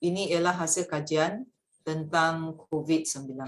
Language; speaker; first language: Malay; native; Malay